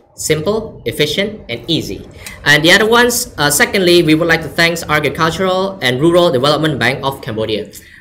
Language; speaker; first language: English; non-native, fluent; Khmer